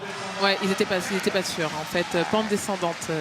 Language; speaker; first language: French; native; French